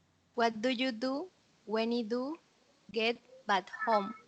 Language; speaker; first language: English; non-native, learner; Spanish